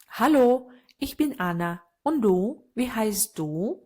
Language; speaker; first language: German; non-native, learner; Ukrainian